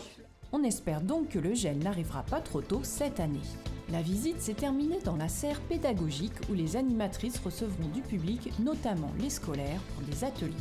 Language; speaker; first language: French; native; French